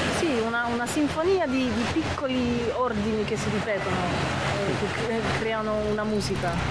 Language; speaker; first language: Italian; non-native, fluent; Polish